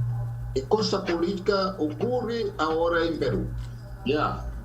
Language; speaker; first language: Spanish; non-native, fluent; Portuguese